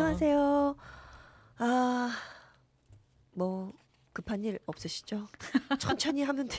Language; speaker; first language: Korean; native; Korean